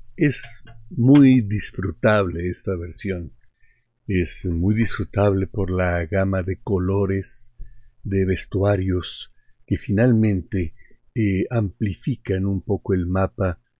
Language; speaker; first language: Spanish; native; Spanish